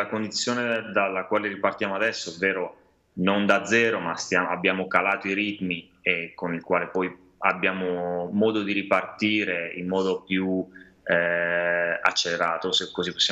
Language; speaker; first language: Italian; native; Italian